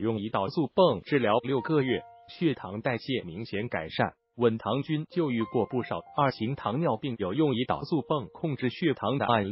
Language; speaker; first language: Chinese; native; Chinese